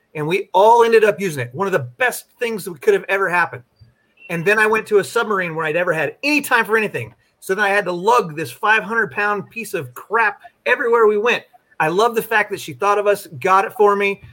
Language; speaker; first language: English; native; English